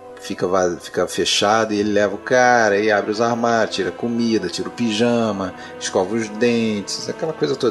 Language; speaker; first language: Portuguese; native; Portuguese